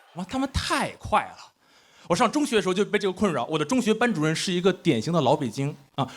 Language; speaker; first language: Chinese; native; Chinese